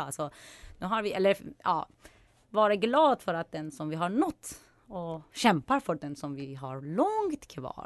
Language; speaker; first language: Swedish; non-native, fluent; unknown